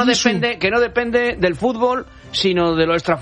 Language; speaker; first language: Spanish; native; Spanish